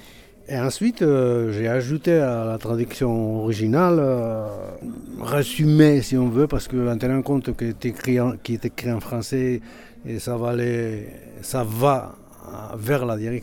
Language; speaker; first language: French; non-native, fluent; Basque